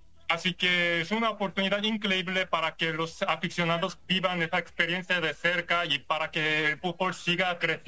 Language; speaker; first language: Spanish; non-native, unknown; Korean